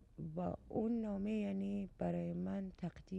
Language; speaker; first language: Persian; non-native, learner; Arabic